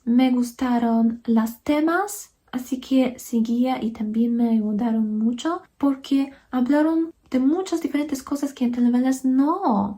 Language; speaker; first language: Spanish; non-native, fluent; Polish